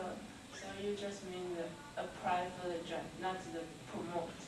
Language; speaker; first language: English; non-native, learner; Chinese